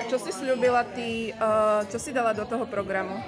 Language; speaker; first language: Slovak; native; Slovak